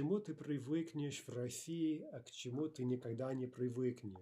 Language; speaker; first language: Russian; non-native, fluent; English